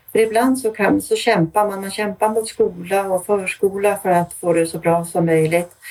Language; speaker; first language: Swedish; native; Swedish